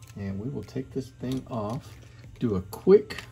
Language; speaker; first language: English; native; English